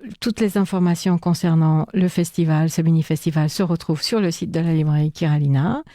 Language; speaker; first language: French; non-native, fluent; Romanian